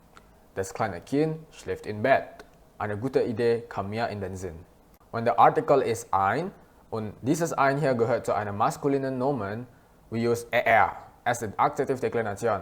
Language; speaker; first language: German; non-native, fluent; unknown